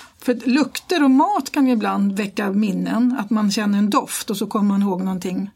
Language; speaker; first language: Swedish; native; Swedish